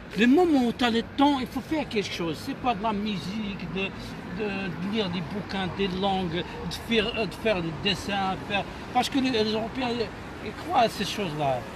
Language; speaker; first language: French; non-native, local second language; Kabyle